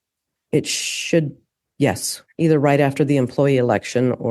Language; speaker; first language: English; native; English